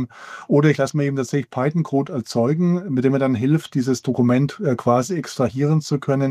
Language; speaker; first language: German; native; German